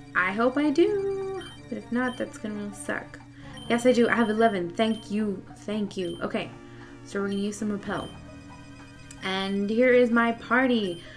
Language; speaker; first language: English; early bilingual, other home language; Spanish